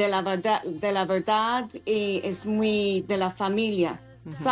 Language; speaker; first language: Spanish; non-native, fluent; English